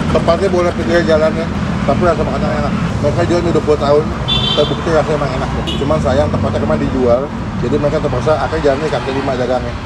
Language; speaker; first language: Indonesian; native; Indonesian